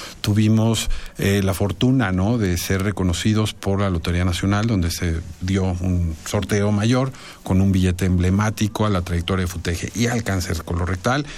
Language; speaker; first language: Spanish; native; Spanish